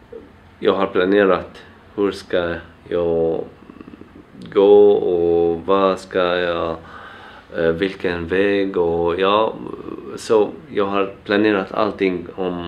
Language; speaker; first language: Swedish; non-native, fluent; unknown